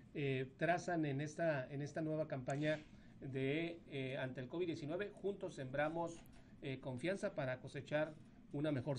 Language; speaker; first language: Spanish; native; Spanish